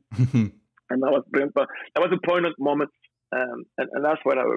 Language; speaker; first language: English; non-native, fluent; French